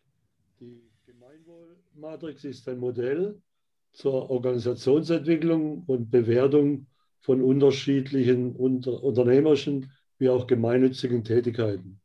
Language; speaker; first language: German; native; German